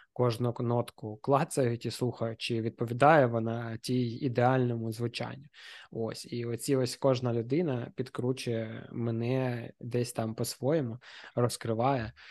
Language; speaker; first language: Ukrainian; non-native, local second language; Russian